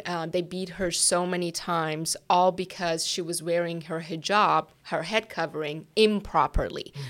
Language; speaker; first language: English; non-native, fluent; Persian